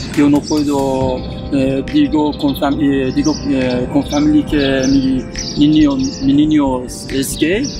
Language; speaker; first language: Spanish; non-native, learner; Persian